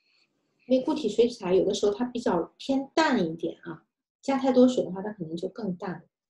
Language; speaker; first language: Chinese; native; Chinese